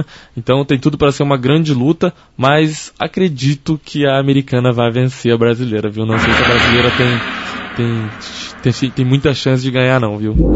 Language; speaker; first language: Portuguese; native; Portuguese